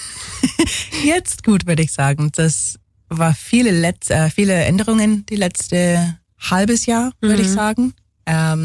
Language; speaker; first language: German; non-native, fluent; English